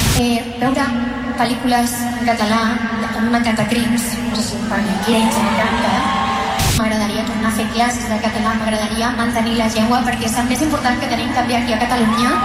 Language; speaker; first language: Catalan; non-native, local second language; Spanish